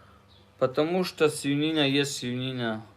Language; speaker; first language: Russian; non-native, learner; Tajik